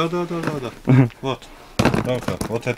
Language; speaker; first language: Russian; non-native, learner; Turkish